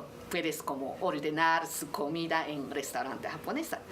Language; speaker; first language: Spanish; non-native, learner; Japanese